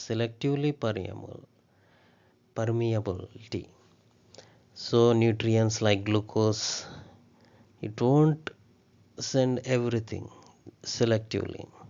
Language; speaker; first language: English; non-native, local second language; Telugu